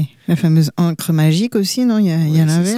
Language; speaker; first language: French; native; French